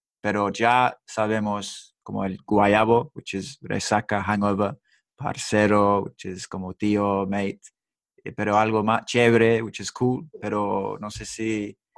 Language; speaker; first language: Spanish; non-native, fluent; English